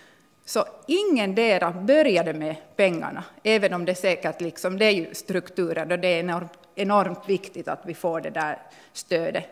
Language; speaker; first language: Swedish; non-native, local second language; Finnish